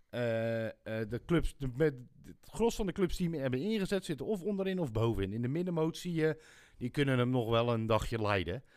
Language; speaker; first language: Dutch; native; Dutch